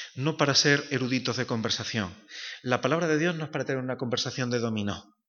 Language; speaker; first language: Spanish; native; Spanish